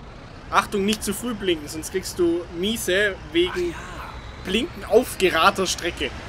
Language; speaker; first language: German; native; German